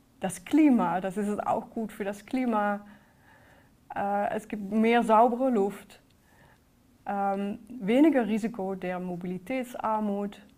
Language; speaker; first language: German; non-native, fluent; Dutch